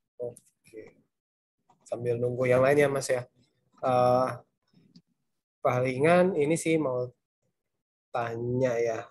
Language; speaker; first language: Indonesian; native; Indonesian